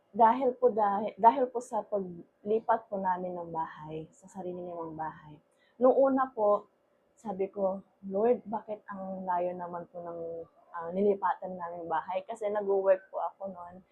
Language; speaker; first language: Filipino; non-native, local second language; Iloko